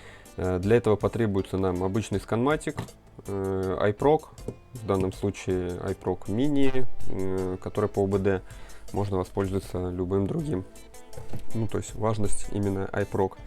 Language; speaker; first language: Russian; native; Russian